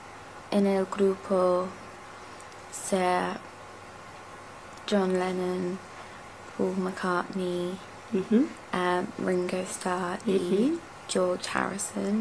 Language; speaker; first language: Spanish; non-native, learner; English